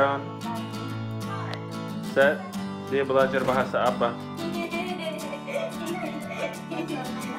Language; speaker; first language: Indonesian; non-native, fluent; English